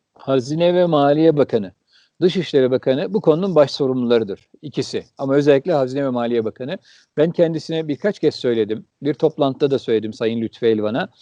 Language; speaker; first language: Turkish; early bilingual, heritage; Turkish